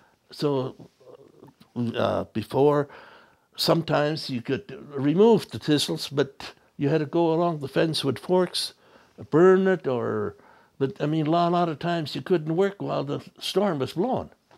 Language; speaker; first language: English; native; English